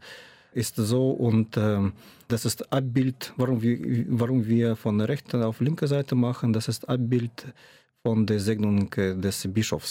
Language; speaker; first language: German; non-native, fluent; Russian